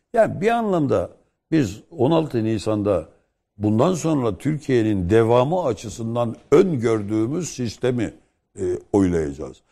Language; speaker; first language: Turkish; native; Turkish